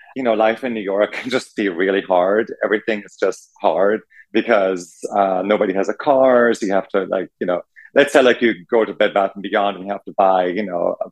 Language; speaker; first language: English; non-native, fluent; German